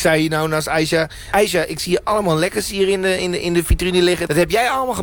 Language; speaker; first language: Dutch; native; Dutch